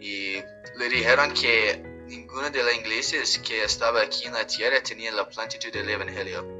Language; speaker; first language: Spanish; non-native, fluent; English